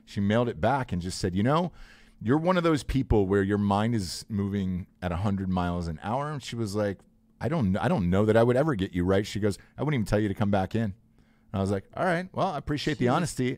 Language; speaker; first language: English; native; English